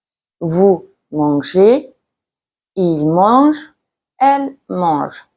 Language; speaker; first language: French; non-native, fluent; Mongolian